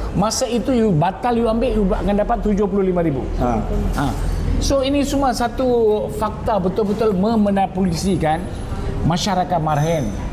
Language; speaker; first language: Malay; non-native, local second language; Tamil